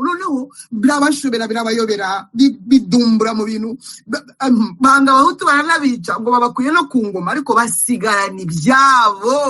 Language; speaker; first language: Kinyarwanda; native; Kinyarwanda